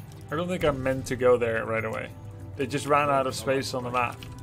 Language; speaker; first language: English; non-native, fluent; Dutch